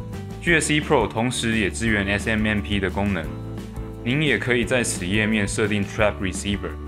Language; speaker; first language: Chinese; native; Chinese